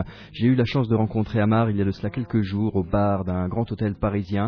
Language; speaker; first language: French; native; French